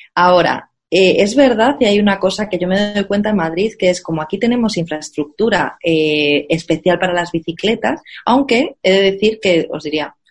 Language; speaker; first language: Spanish; native; Spanish